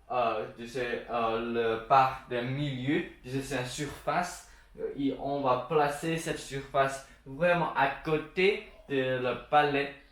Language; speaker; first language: French; non-native, learner; Chinese